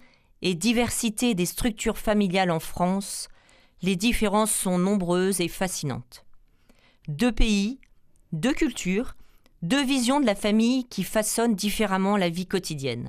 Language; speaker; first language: French; native; French